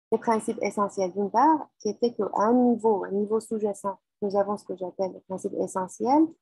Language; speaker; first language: French; non-native, fluent; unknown